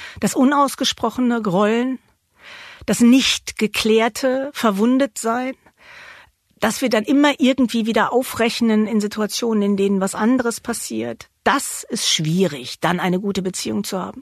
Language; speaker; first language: German; native; German